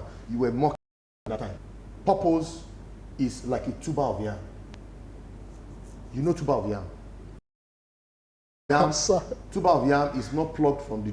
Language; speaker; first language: English; non-native, local second language; Yoruba